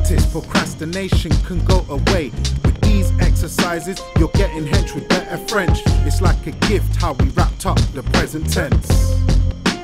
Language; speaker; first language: English; native; English